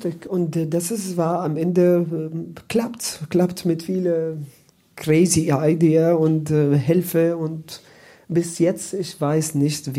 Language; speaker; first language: German; non-native, learner; Arabic